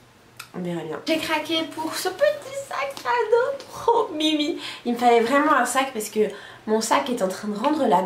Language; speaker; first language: French; native; French